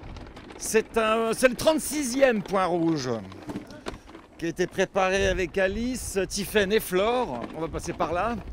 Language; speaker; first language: French; native; French